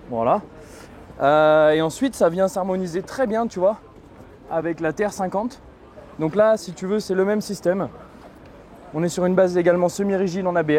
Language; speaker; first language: French; native; French